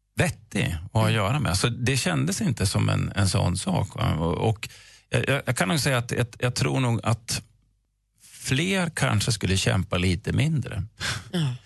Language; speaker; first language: Swedish; native; Swedish